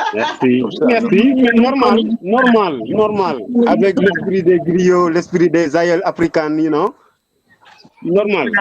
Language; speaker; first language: French; non-native, local second language; Wolof